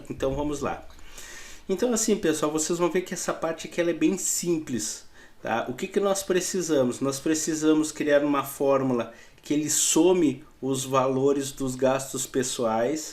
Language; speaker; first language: Portuguese; native; Portuguese